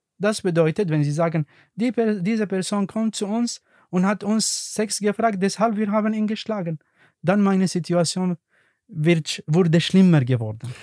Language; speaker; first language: German; non-native, learner; Arabic